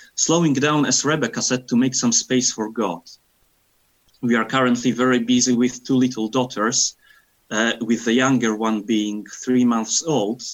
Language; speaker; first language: English; non-native, fluent; Polish